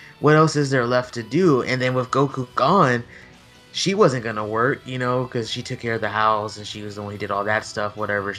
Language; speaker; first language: English; native; English